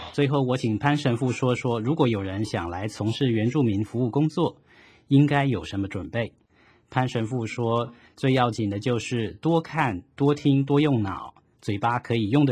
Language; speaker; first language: Chinese; native; Chinese